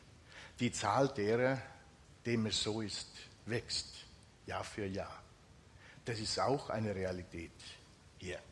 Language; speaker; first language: German; non-native, fluent; Finnish